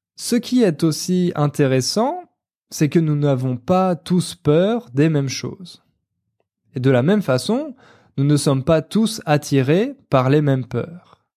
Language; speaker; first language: French; native; French